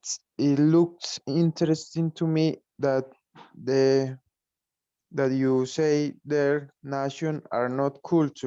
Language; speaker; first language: English; non-native, learner; Spanish